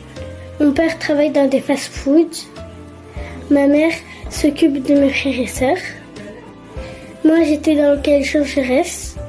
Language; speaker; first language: French; early bilingual, other home language; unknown